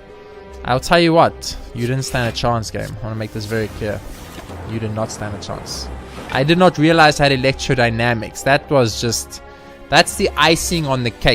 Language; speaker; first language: English; native; English